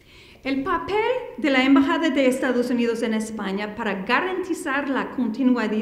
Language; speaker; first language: Spanish; non-native, fluent; English